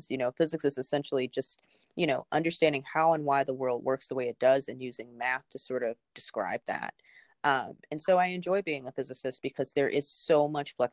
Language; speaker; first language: English; native; English